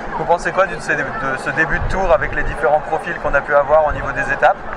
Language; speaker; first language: French; native; French